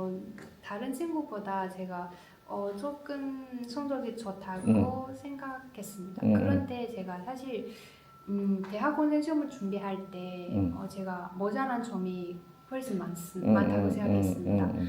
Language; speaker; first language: Korean; non-native, learner; Chinese